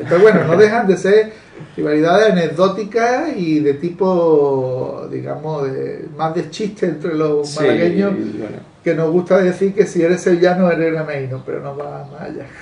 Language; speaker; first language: Spanish; native; Spanish